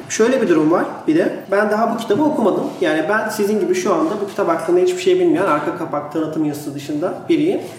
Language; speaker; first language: Turkish; native; Turkish